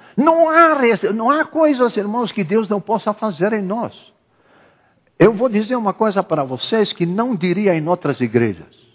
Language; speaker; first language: Portuguese; non-native, fluent; Arabic